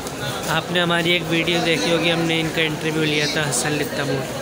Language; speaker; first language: Hindi; native; Hindi